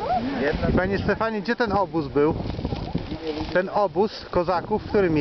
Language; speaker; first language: Polish; native; Polish